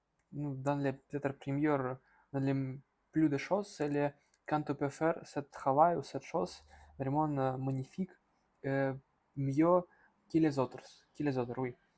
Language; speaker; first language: French; non-native, learner; Russian